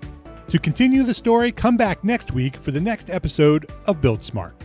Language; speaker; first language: English; native; English